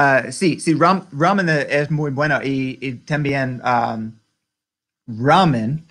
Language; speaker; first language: Spanish; non-native, learner; English